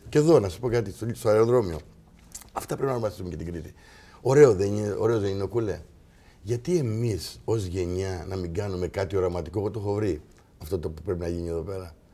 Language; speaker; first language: Greek; native; Greek